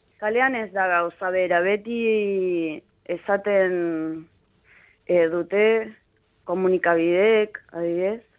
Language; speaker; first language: Basque; non-native, fluent; Spanish